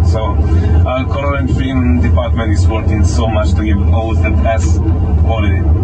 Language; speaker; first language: English; non-native, fluent; Italian